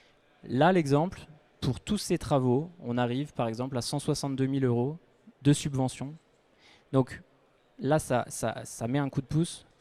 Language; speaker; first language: French; native; French